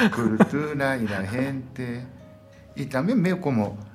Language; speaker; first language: Spanish; non-native, fluent; Japanese